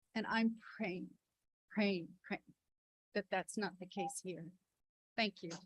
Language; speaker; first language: English; native; English